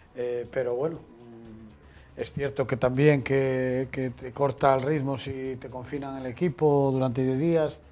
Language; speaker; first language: Spanish; native; Spanish